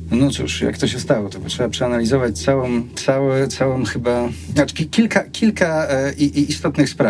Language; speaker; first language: Polish; native; Polish